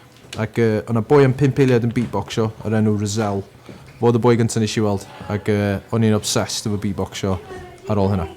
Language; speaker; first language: Welsh; native; Welsh